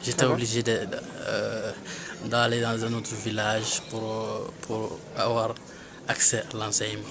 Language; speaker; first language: French; non-native, local second language; Bambara